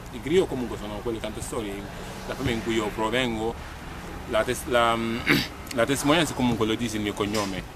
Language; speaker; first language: Italian; non-native, fluent; Mandingo